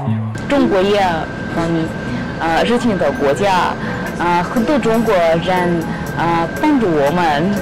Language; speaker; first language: Chinese; non-native, learner; Russian